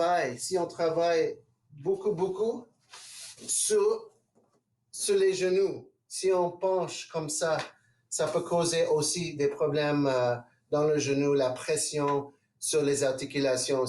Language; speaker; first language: French; non-native, local second language; English